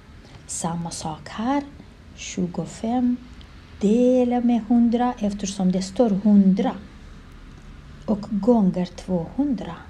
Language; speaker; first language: Swedish; non-native, learner; Kurdish